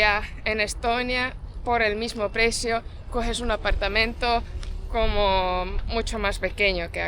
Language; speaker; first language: Spanish; non-native, fluent; Estonian